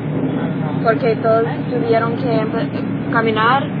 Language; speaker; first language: Spanish; non-native, learner; English